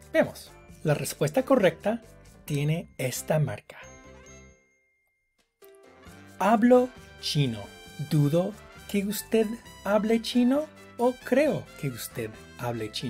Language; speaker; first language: Spanish; non-native, fluent; English